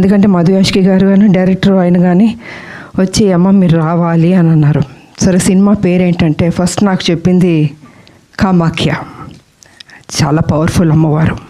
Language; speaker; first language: Telugu; native; Telugu